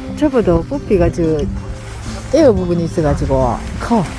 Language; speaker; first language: Korean; native; Korean